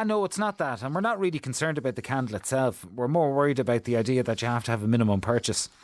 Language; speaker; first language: English; native; English